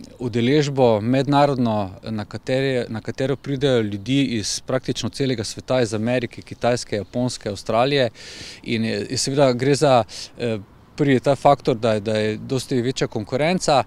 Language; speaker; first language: Slovenian; native; Slovenian